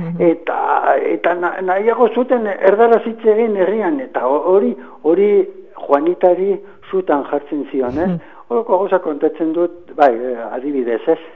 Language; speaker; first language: Basque; non-native, local second language; Spanish